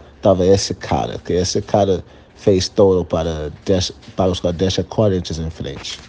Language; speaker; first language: Portuguese; non-native, learner; English